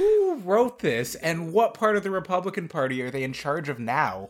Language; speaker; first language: English; native; English